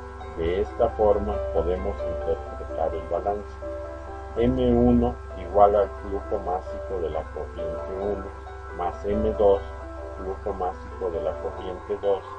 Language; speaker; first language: Spanish; native; Spanish